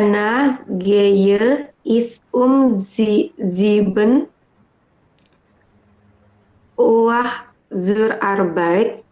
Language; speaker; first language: German; non-native, learner; Indonesian